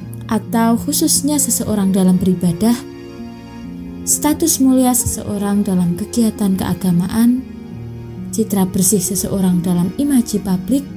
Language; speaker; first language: Indonesian; native; Indonesian